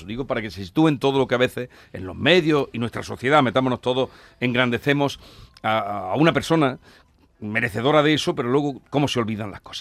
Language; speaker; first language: Spanish; native; Spanish